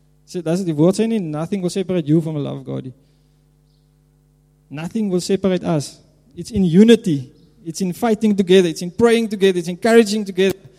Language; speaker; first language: English; non-native, local second language; Afrikaans